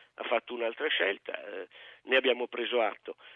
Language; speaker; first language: Italian; native; Italian